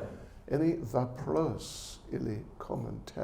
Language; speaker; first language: Russian; non-native, learner; English